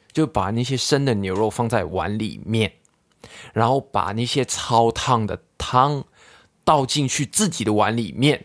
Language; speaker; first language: Chinese; non-native, local second language; Cantonese